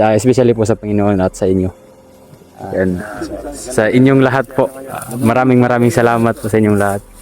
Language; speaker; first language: Filipino; non-native, local second language; Cebuano